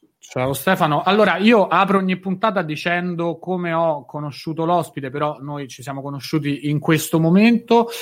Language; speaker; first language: Italian; native; Italian